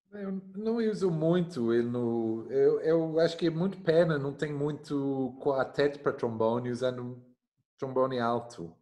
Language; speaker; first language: Portuguese; non-native, learner; English